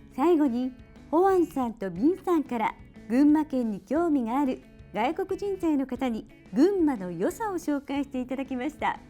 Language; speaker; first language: Japanese; native; Japanese